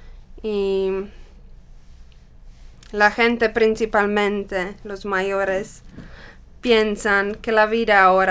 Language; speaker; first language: Spanish; non-native, learner; Czech